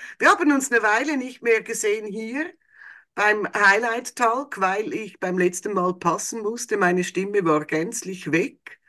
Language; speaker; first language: German; native; German